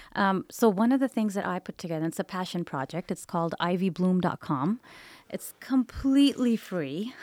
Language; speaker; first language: English; non-native, local second language; Urdu